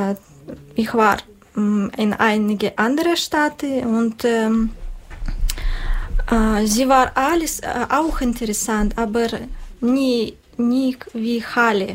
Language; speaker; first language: German; non-native, learner; Russian